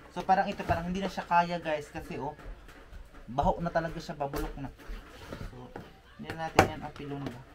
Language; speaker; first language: Filipino; non-native, local second language; Cebuano